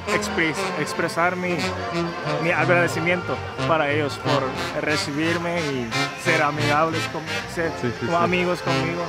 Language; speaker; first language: Spanish; non-native, fluent; Japanese